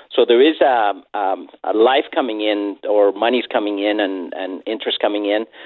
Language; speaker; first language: English; non-native, fluent; Spanish